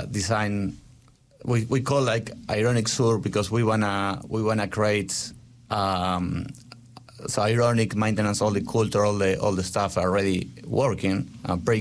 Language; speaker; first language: English; non-native, learner; Spanish